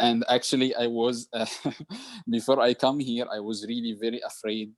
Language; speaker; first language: English; non-native, learner; Arabic